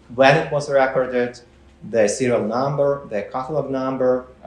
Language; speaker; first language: English; non-native, fluent; Ukrainian